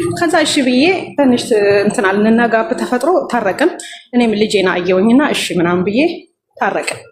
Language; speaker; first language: Amharic; native; Amharic